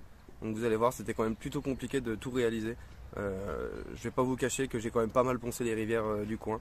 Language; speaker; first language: French; native; French